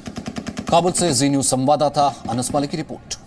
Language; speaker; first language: Hindi; native; Hindi